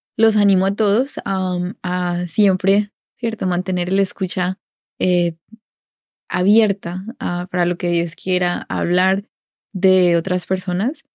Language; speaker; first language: Spanish; native; Spanish